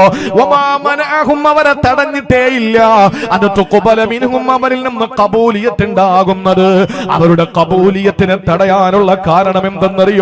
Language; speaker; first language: Malayalam; native; Malayalam